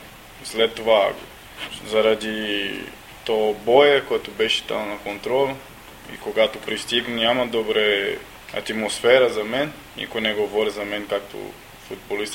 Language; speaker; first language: Bulgarian; non-native, learner; Portuguese